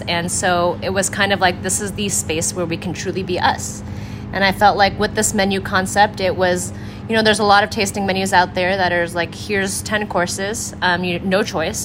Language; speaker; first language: English; native; English